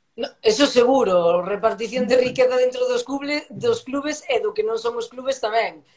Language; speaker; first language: Galician; native; Galician